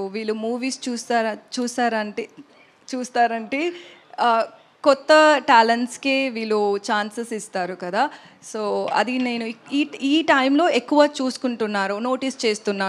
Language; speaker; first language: Telugu; non-native, learner; Tamil